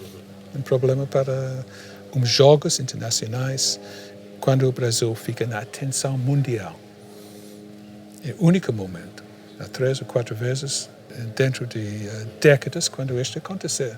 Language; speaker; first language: Portuguese; non-native, fluent; English